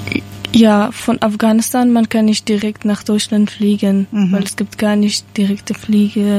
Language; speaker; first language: German; non-native, learner; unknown